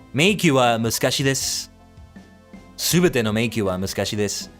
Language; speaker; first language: Japanese; non-native, learner; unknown